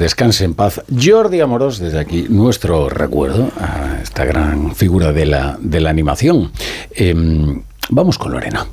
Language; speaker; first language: Spanish; native; Spanish